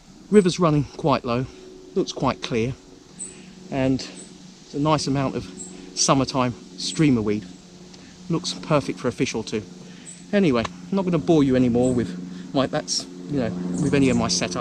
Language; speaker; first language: English; native; English